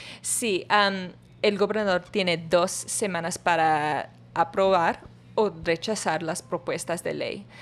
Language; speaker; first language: Spanish; non-native, learner; English